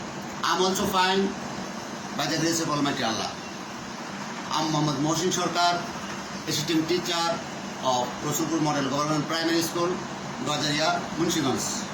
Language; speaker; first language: English; non-native, fluent; Bangla